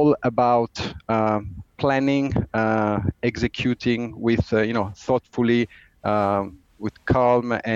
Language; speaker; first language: English; non-native, fluent; Italian